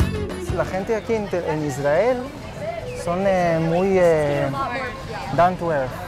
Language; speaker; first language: Spanish; non-native, fluent; Hebrew